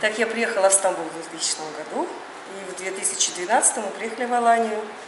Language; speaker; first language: Russian; native; Russian